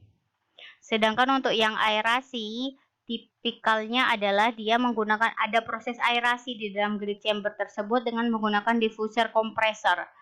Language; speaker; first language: Indonesian; native; Indonesian